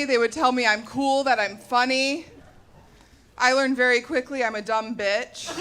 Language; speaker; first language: English; native; English